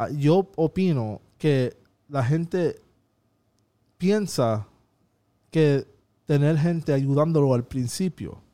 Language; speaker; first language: Spanish; early bilingual, heritage; Spanish